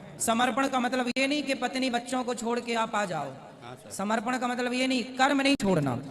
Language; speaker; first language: Hindi; native; Hindi